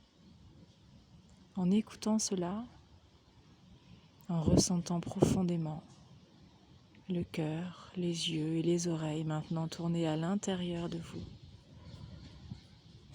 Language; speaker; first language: French; native; French